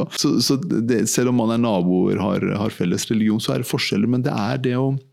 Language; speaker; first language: Norwegian; early bilingual, other home language; Persian